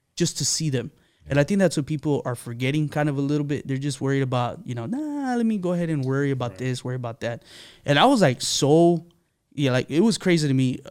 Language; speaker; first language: English; early bilingual, other home language; Spanish